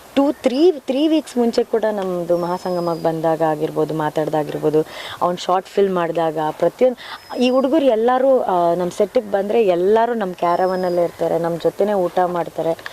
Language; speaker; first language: Kannada; native; Kannada